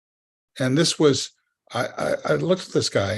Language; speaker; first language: English; native; English